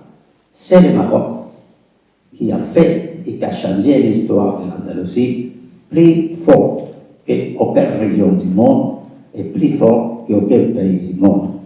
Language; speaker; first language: French; non-native, fluent; Spanish